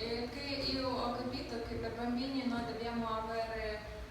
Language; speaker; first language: Italian; non-native, learner; Ukrainian